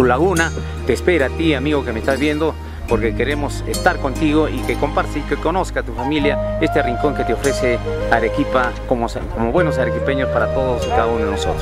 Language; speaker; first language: Spanish; native; Spanish